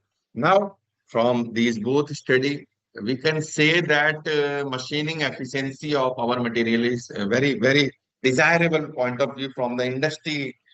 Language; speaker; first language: English; non-native, local second language; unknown